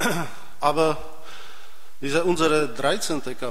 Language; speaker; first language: German; non-native, fluent; Polish